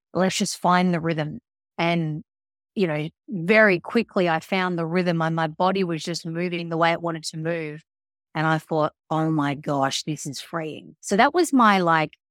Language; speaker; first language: English; early bilingual, other home language; Filipino